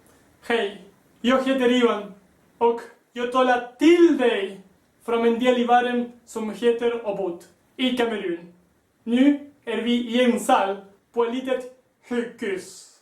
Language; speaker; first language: Swedish; non-native, learner; Spanish